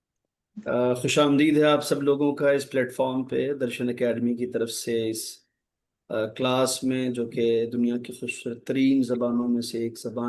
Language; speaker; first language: Hindi; native; Hindi